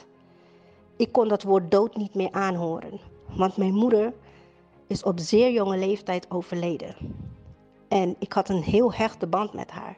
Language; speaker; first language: Dutch; native; Dutch